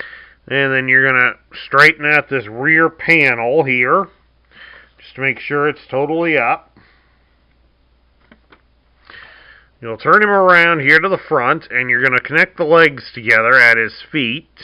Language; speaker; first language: English; native; English